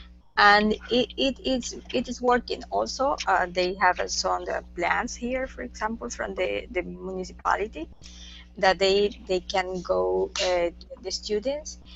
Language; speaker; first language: English; non-native, fluent; Spanish